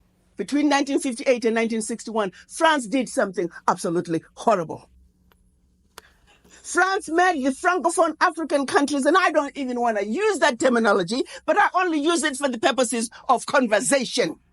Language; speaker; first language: English; non-native, local second language; Shona